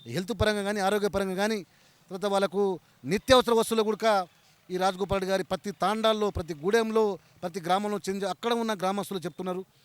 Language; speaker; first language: Telugu; non-native, local second language; Lambadi